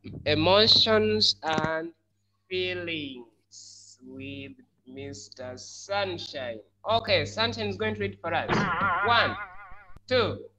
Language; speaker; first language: English; non-native, fluent; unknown